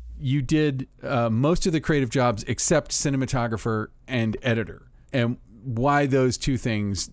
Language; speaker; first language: English; native; English